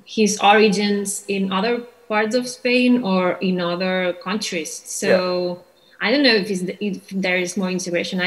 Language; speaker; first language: English; non-native, fluent; Catalan